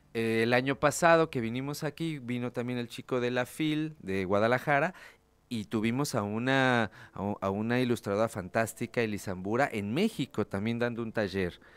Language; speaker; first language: Spanish; native; Spanish